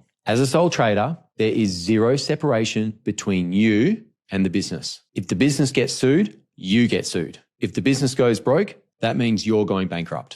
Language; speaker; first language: English; native; English